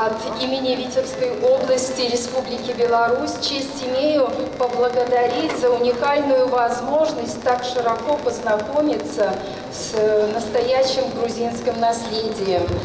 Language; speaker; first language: Russian; native; Russian